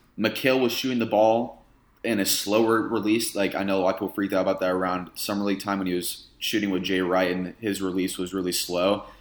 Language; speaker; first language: English; native; English